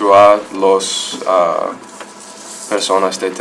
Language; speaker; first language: Spanish; non-native, learner; English